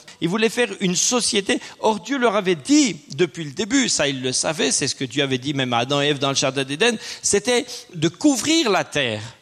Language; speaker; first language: French; native; French